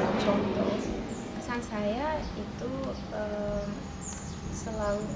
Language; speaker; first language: Indonesian; non-native, fluent; Russian